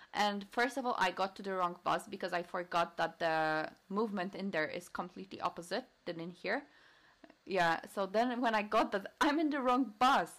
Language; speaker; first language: English; non-native, fluent; Polish